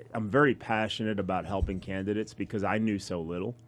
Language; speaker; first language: English; native; English